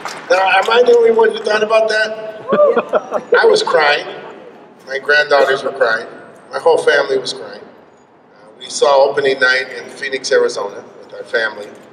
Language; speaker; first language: English; early bilingual, other home language; Spanish